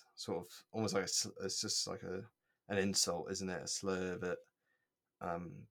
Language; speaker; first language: English; native; English